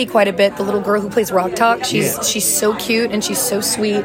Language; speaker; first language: English; native; English